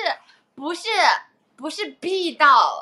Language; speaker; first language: Chinese; native; Chinese